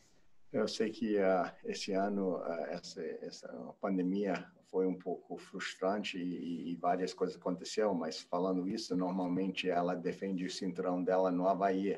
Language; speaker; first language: Portuguese; non-native, fluent; English